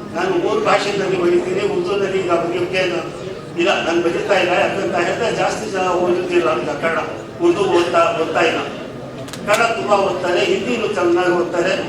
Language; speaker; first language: Kannada; non-native, local second language; Urdu